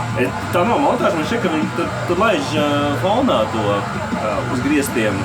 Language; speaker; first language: Latvian; native; Latvian